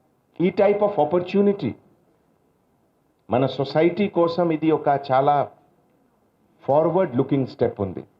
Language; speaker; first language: Telugu; non-native, learner; Hindi